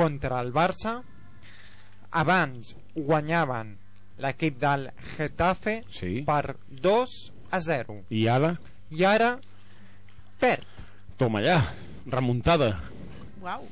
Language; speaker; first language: Catalan; non-native, local second language; Spanish